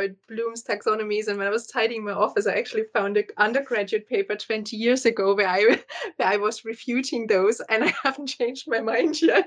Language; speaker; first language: English; non-native, fluent; German